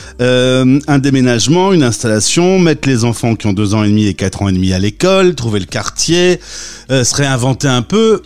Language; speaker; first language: French; native; French